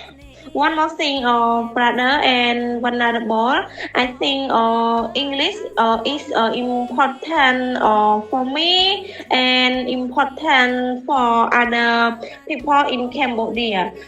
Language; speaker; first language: English; non-native, learner; Khmer